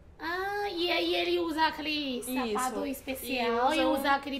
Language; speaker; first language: Portuguese; non-native, fluent; Chinese